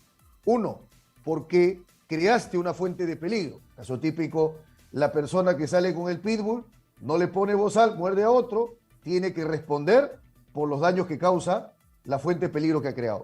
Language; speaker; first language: Spanish; native; Spanish